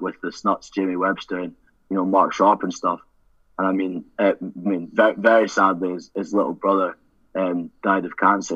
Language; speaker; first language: English; native; English